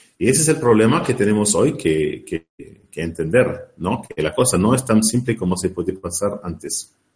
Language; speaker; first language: Spanish; non-native, learner; Arabic